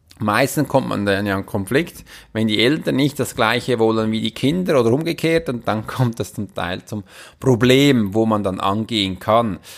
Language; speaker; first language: German; native; German